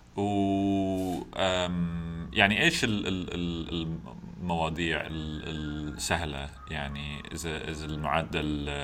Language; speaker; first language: Arabic; non-native, learner; English